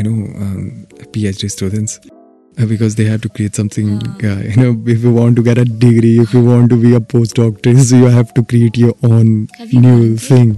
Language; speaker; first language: English; non-native, local second language; Hindi